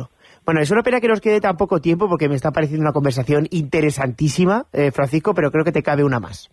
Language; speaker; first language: Spanish; native; Spanish